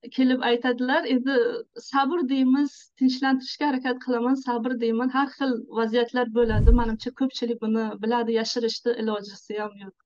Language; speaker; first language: Uzbek; non-native, local second language; Tajik